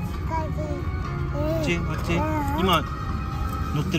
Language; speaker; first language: Japanese; native; Japanese